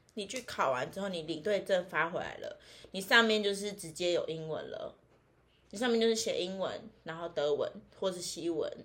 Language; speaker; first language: Chinese; native; Chinese